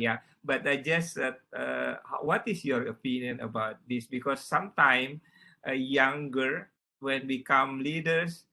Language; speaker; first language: English; non-native, learner; Indonesian